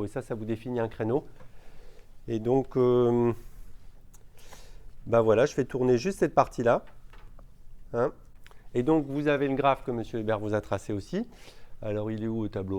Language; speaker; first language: French; native; French